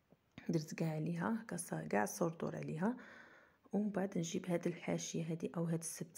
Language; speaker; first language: Arabic; native; Arabic